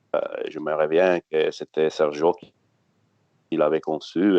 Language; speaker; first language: French; non-native, fluent; Italian